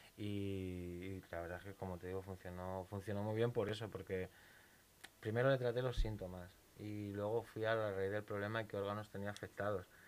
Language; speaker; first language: Spanish; native; Spanish